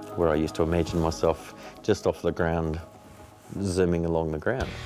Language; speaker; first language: English; native; English